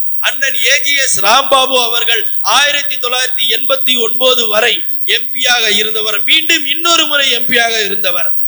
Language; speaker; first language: Tamil; non-native, local second language; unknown